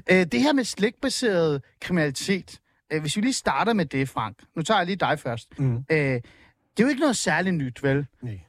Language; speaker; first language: Danish; native; Danish